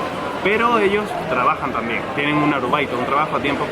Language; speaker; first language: Spanish; native; Spanish